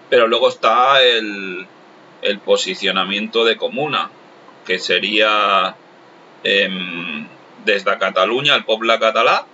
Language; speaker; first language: Spanish; non-native, local second language; Catalan